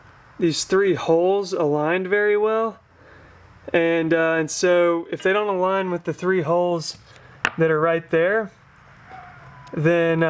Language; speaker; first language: English; native; English